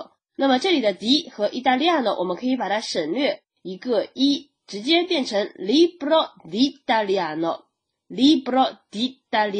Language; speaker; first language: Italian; non-native, fluent; Chinese